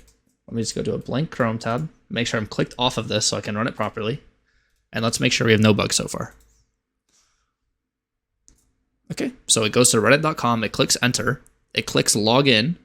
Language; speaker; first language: English; native; English